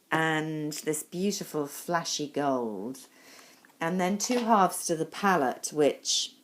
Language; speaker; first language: English; native; English